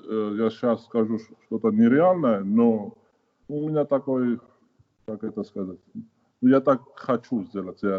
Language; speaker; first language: Russian; non-native, fluent; Georgian